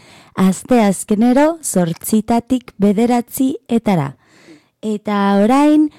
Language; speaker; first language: Basque; non-native, learner; Spanish